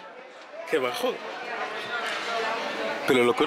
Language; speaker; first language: Spanish; non-native, fluent; French